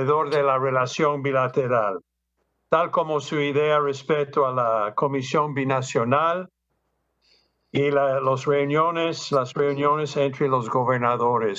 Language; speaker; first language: Spanish; non-native, fluent; English